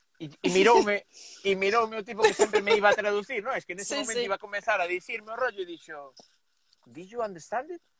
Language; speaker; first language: Galician; non-native, local second language; Spanish